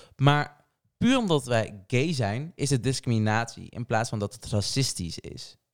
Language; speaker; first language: Dutch; early bilingual, other home language; Portuguese